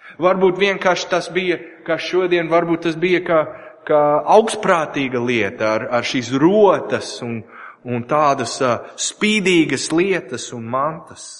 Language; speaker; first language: Latvian; non-native, learner; English